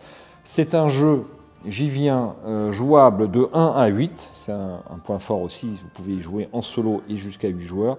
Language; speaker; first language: French; native; French